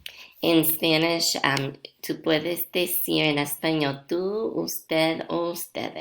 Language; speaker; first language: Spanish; non-native, fluent; English